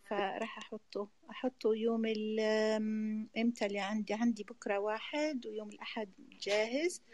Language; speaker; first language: Arabic; native; Arabic